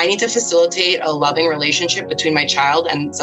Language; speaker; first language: English; native; English